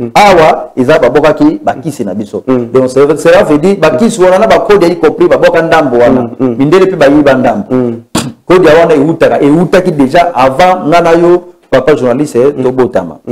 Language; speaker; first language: Lingala; non-native, local second language; Kongo